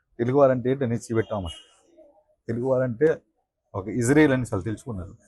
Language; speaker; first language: Telugu; early bilingual, heritage; Telugu